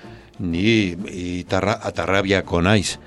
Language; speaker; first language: Basque; non-native, learner; Spanish